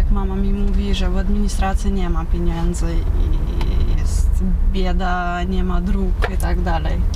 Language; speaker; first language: Polish; non-native, learner; Russian